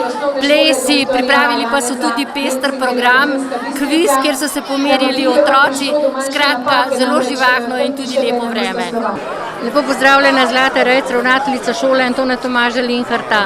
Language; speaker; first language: Slovenian; native; Slovenian